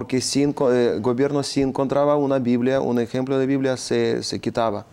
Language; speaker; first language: Spanish; non-native, fluent; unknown